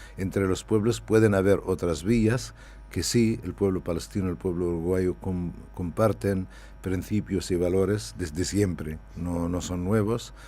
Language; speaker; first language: Spanish; non-native, fluent; Arabic